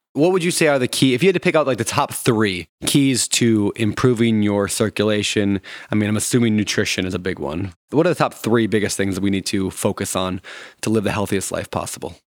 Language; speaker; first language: English; native; English